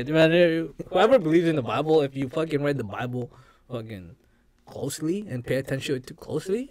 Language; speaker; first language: English; non-native, local second language; Iloko